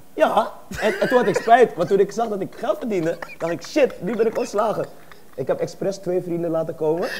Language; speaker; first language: Dutch; native; Dutch